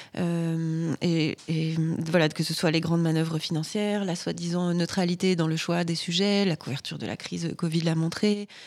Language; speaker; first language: French; native; French